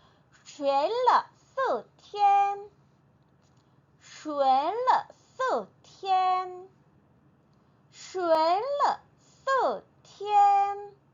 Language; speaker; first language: Chinese; non-native, fluent; Korean